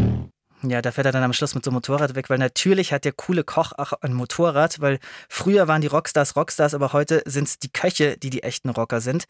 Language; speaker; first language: German; native; German